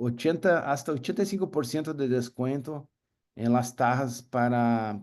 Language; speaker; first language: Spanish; non-native, learner; Portuguese